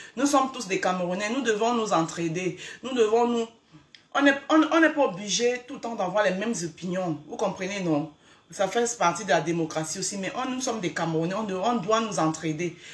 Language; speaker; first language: French; native; French